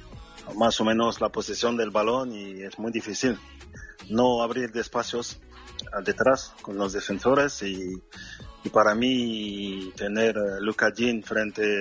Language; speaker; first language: Spanish; non-native, fluent; French